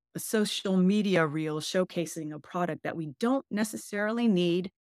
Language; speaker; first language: English; early bilingual, other home language; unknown